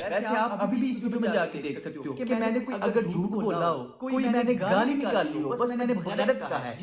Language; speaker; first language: Urdu; non-native, local second language; Punjabi